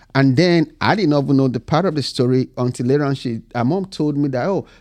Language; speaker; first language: English; non-native, local second language; Bini